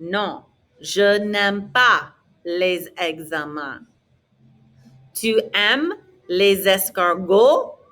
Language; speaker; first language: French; non-native, fluent; English